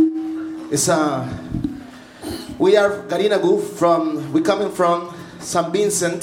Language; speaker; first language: English; non-native, learner; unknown